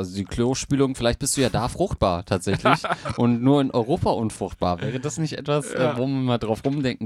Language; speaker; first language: German; native; German